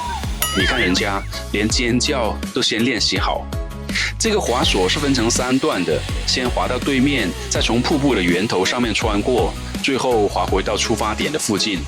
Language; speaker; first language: Chinese; native; Chinese